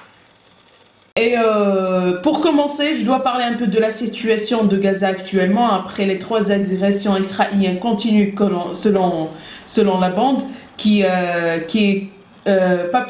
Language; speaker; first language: French; non-native, local second language; Arabic